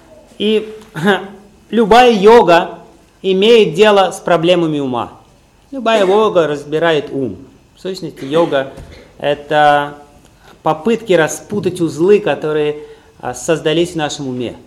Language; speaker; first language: Russian; native; Russian